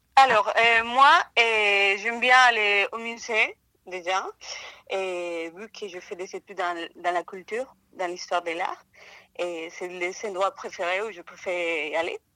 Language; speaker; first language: French; non-native, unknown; Spanish